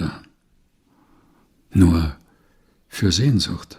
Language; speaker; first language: German; non-native, fluent; Portuguese